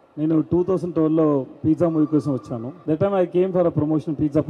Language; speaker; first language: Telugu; non-native, learner; Tamil